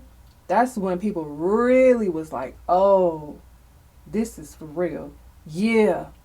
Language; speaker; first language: English; native; English